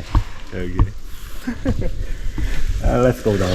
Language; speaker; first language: English; non-native, learner; Korean